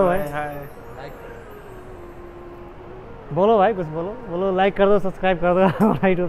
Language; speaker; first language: Hindi; non-native, local second language; Maithili